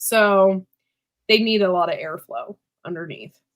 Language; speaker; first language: English; native; English